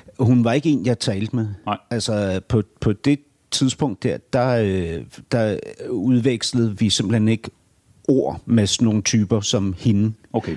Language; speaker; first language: Danish; native; Danish